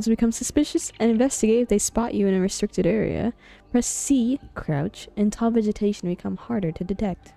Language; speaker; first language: English; native; English